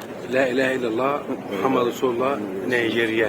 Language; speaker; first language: Egyptian Arabic; native; Egyptian Arabic